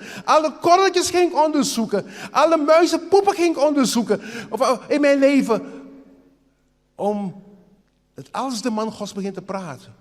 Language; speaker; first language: Dutch; non-native, local second language; Papiamento